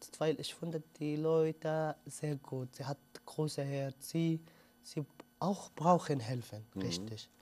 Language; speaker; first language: German; non-native, learner; Arabic